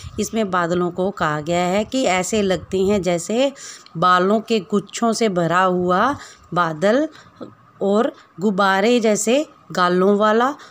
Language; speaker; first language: Hindi; native; Hindi